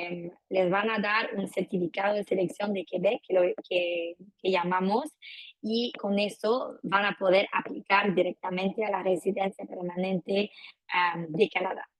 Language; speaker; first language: Spanish; non-native, fluent; French